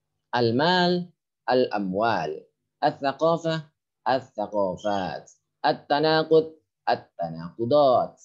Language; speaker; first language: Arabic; non-native, fluent; Indonesian